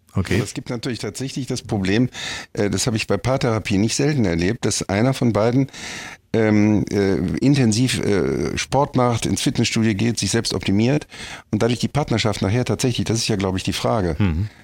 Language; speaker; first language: German; native; German